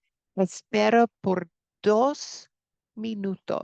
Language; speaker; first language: Spanish; non-native, fluent; English